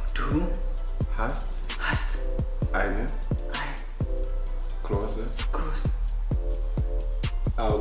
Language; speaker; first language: German; non-native, learner; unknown